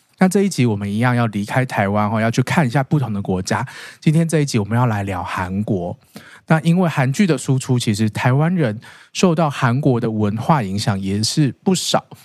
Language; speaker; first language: Chinese; native; Chinese